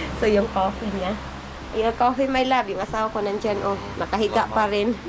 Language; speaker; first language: Filipino; non-native, local second language; Cebuano